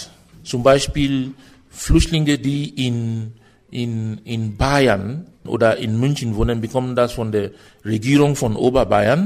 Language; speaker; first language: German; non-native, fluent; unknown